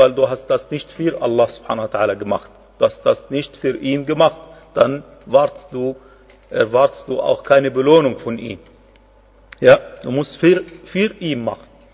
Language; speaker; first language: German; non-native, fluent; Arabic